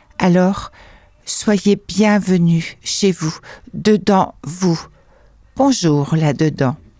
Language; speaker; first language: French; native; French